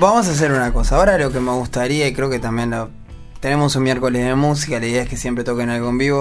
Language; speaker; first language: Spanish; native; Spanish